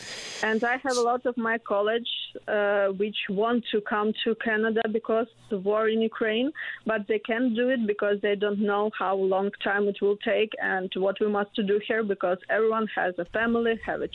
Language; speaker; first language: English; non-native, learner; Ukrainian